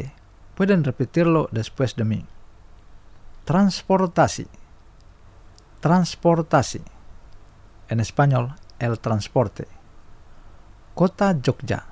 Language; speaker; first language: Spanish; non-native, fluent; Indonesian